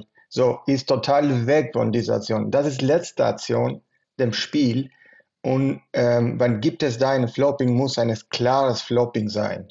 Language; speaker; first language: German; non-native, fluent; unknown